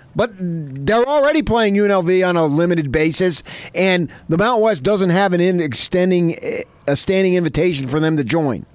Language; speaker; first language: English; native; English